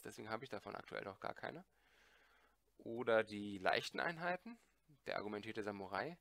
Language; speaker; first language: German; native; German